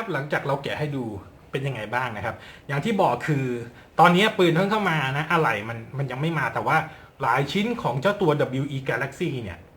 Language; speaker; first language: Thai; native; Thai